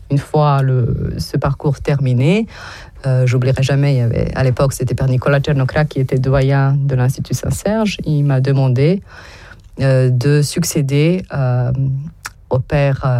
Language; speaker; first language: French; non-native, fluent; Serbian